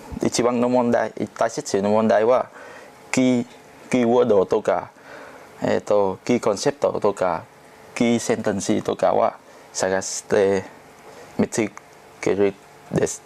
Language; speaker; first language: Japanese; non-native, learner; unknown